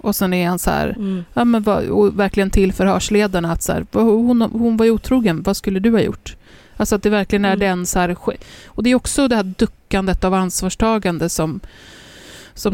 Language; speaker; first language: Swedish; native; Swedish